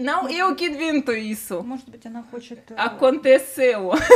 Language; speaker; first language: Portuguese; non-native, learner; Russian